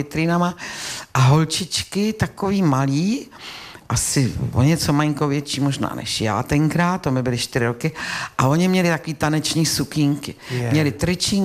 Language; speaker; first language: Czech; native; Czech